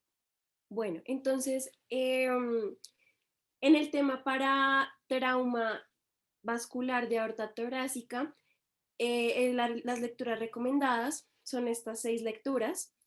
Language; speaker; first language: Spanish; native; Spanish